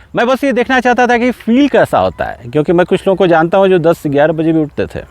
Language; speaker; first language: Hindi; native; Hindi